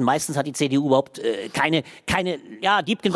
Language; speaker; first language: German; native; German